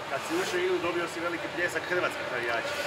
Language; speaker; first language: Croatian; native; Croatian